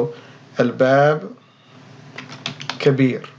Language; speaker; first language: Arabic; non-native, fluent; English